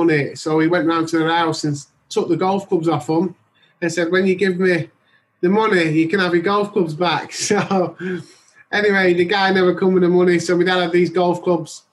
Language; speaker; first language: English; native; English